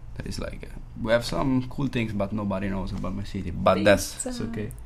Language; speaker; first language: English; non-native, fluent; Italian